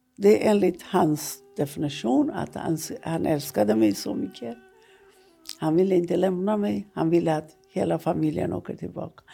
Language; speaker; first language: Swedish; non-native, fluent; Persian